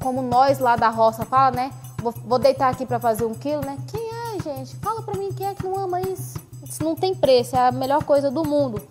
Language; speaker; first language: Portuguese; native; Portuguese